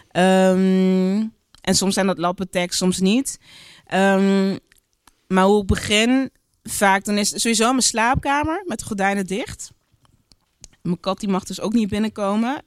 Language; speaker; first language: Dutch; native; Dutch